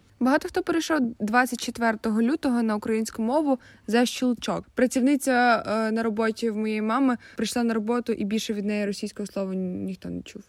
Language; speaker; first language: Ukrainian; native; Ukrainian